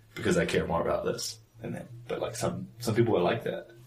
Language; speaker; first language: English; native; English